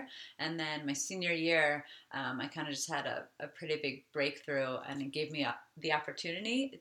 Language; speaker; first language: English; native; English